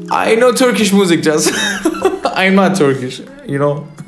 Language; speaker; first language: English; non-native, learner; Persian